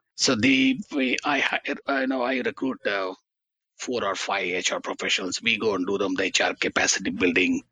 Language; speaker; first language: English; non-native, local second language; Tamil